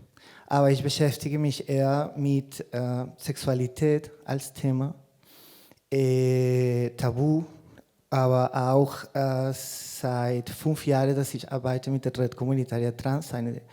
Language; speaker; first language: German; non-native, fluent; Spanish